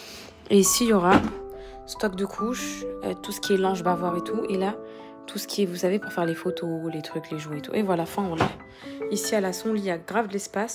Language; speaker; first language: French; native; French